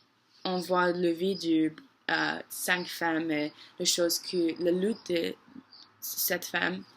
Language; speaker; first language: French; non-native, learner; English